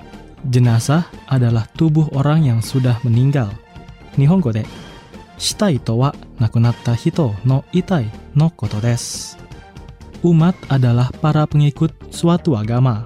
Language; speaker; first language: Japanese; non-native, fluent; Indonesian